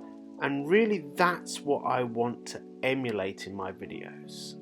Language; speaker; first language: English; native; English